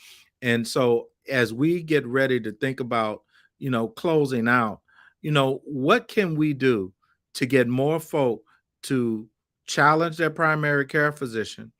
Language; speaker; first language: English; native; English